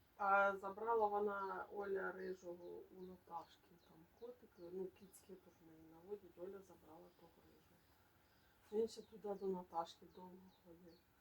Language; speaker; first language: Ukrainian; native; Ukrainian